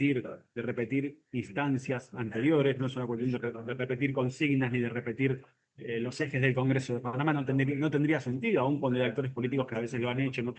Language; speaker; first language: Spanish; native; Spanish